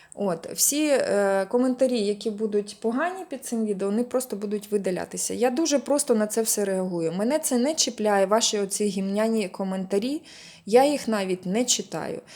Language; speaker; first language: Ukrainian; non-native, local second language; Russian